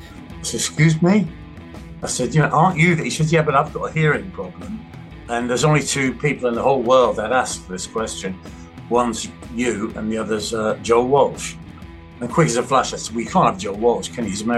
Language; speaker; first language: English; native; English